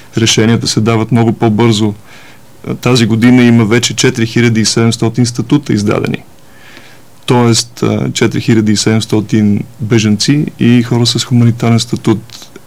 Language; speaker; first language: Bulgarian; native; Bulgarian